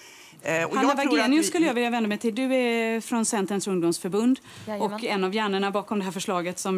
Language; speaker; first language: Swedish; native; Swedish